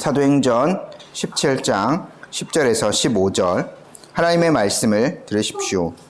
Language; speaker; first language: Korean; native; Korean